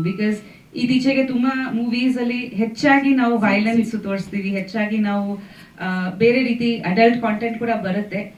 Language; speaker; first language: Kannada; non-native, fluent; Bangla